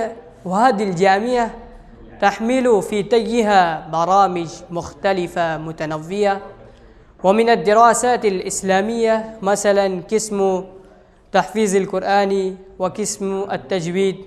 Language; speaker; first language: Arabic; non-native, fluent; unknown